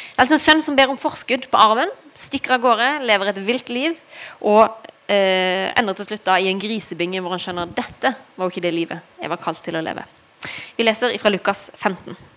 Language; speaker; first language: Norwegian; early bilingual, heritage; Norwegian